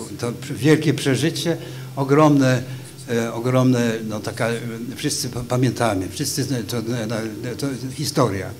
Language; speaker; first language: Polish; non-native, fluent; Swedish